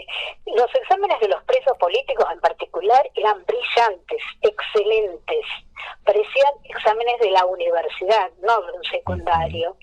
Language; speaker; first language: Spanish; native; Spanish